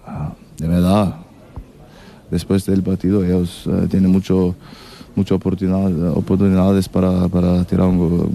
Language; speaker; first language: Spanish; non-native, learner; German